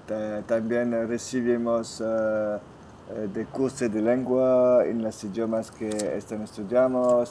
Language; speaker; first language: Spanish; non-native, learner; French